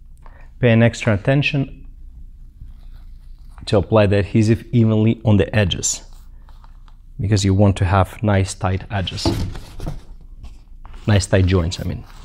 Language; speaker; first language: English; non-native, fluent; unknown